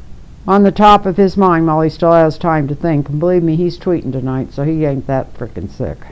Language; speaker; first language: English; native; English